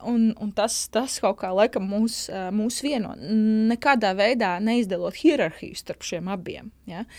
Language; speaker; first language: Latvian; native; Latvian